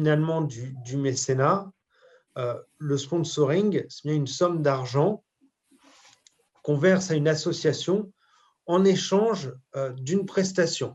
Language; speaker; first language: French; native; French